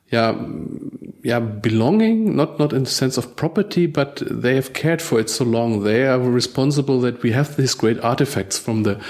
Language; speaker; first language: English; non-native, fluent; German